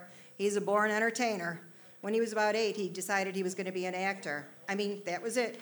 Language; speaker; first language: English; native; English